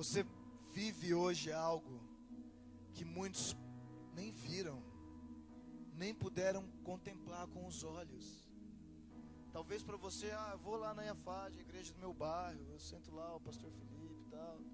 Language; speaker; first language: Portuguese; native; Portuguese